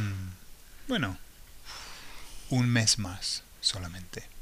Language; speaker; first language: Spanish; non-native, fluent; English